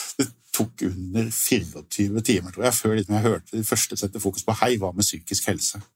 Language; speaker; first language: Norwegian; native; Norwegian